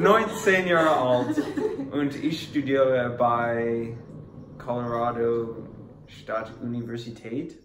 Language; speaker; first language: German; non-native, learner; English